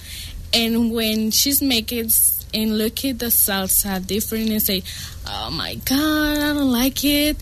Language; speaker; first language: English; non-native, learner; Spanish